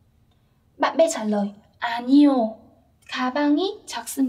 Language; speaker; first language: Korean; non-native, fluent; Vietnamese